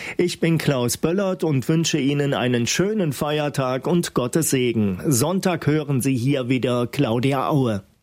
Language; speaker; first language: German; native; German